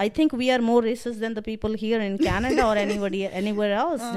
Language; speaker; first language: Punjabi; native; Punjabi